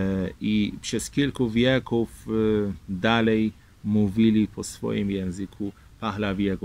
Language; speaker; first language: Polish; non-native, fluent; Persian